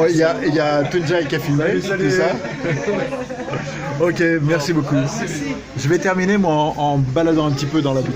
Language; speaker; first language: French; native; French